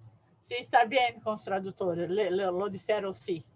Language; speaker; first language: Spanish; non-native, learner; Portuguese